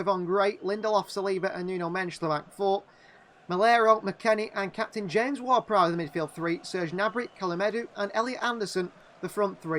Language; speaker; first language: English; native; English